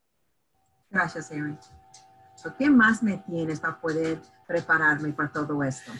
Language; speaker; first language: Spanish; early bilingual, heritage; Spanish